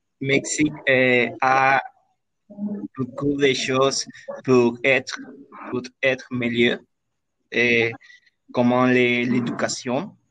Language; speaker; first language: French; non-native, learner; Spanish